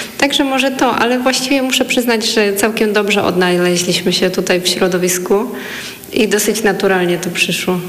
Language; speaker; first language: Polish; native; Polish